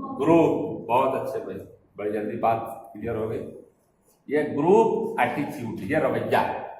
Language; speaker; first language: Urdu; native; Urdu